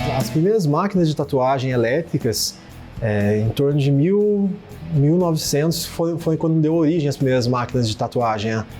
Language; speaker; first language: Portuguese; native; Portuguese